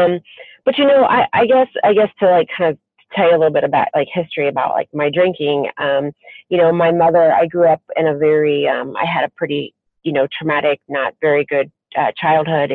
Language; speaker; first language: English; native; English